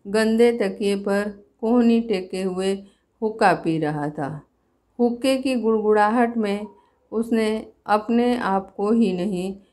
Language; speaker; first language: Hindi; native; Hindi